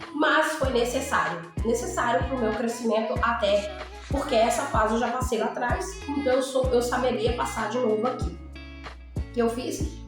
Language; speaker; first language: Portuguese; native; Portuguese